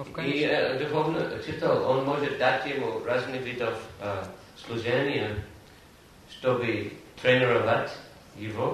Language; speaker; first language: Russian; non-native, fluent; English